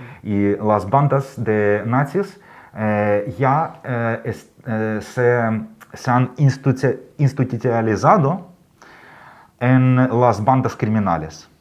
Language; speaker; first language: Spanish; non-native, fluent; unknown